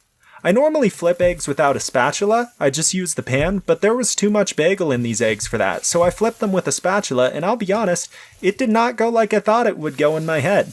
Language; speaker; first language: English; native; English